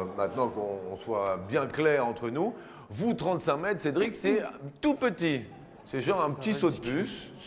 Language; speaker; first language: French; native; French